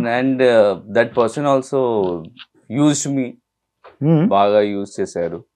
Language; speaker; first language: Telugu; non-native, learner; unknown